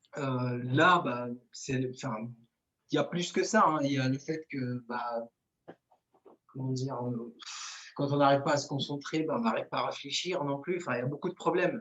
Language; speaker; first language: French; non-native, local second language; Arabic